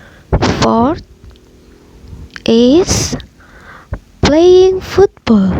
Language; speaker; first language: English; non-native, fluent; Indonesian